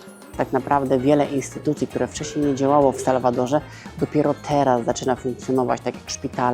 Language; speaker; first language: Polish; native; Polish